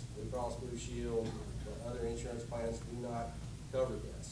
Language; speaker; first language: English; native; English